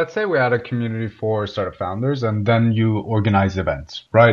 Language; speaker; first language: English; non-native, fluent; Persian